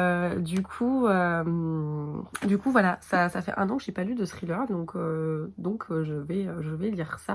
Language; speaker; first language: French; native; French